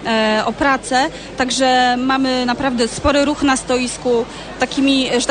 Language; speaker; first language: Polish; native; Polish